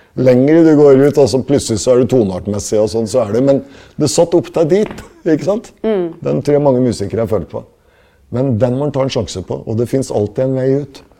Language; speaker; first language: Norwegian; native; Norwegian